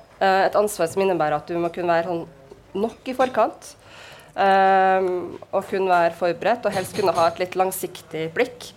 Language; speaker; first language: Norwegian; native; Norwegian